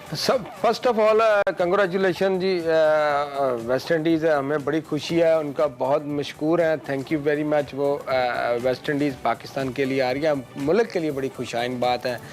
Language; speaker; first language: Urdu; non-native, local second language; Punjabi